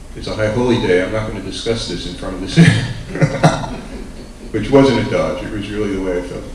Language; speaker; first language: English; native; English